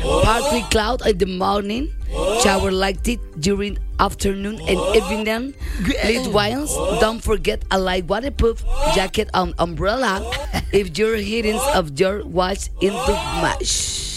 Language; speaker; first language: English; non-native, learner; Spanish